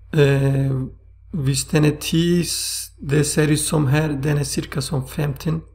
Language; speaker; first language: Swedish; non-native, fluent; Turkish